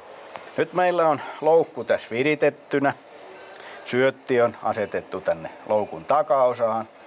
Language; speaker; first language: Finnish; native; Finnish